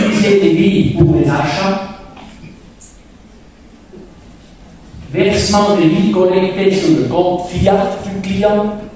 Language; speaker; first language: French; non-native, fluent; German